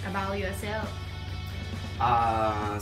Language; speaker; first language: English; non-native, learner; Thai